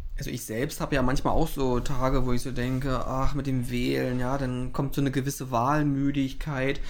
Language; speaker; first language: German; native; German